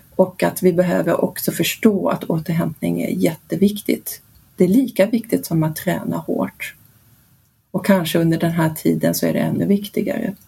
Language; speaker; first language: Swedish; early bilingual, heritage; Swedish